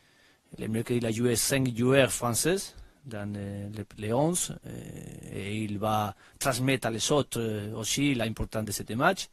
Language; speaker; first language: French; non-native, learner; Spanish